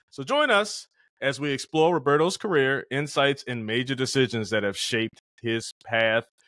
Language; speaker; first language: English; native; English